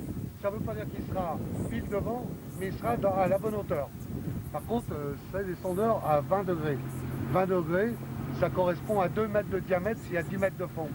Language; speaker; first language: French; native; French